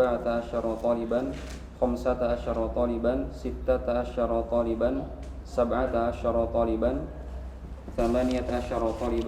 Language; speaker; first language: Arabic; non-native, learner; Indonesian